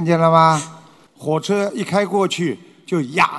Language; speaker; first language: Chinese; native; Chinese